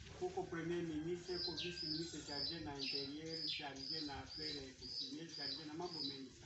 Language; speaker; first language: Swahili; non-native, local second language; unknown